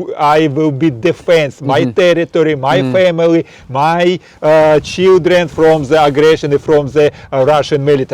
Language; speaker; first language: English; non-native, learner; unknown